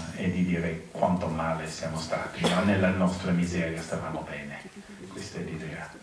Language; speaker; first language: Italian; non-native, fluent; English